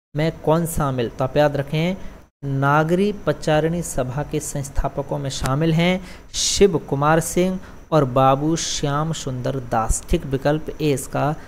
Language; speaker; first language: Hindi; native; Hindi